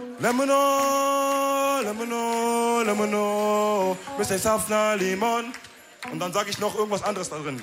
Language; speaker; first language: German; early bilingual, other home language; Wolof